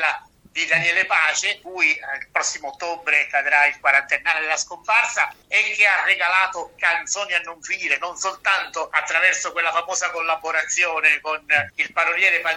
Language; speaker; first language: Italian; native; Italian